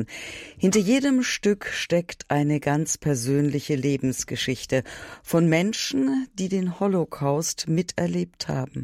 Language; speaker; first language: German; native; German